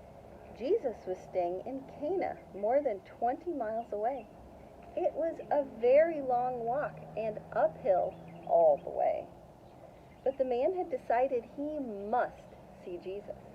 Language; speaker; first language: English; native; English